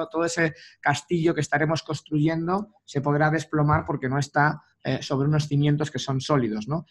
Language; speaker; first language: Spanish; native; Spanish